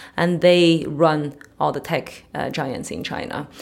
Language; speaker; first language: English; early bilingual, other home language; Chinese